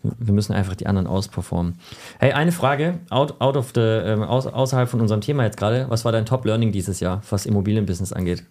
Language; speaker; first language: German; native; German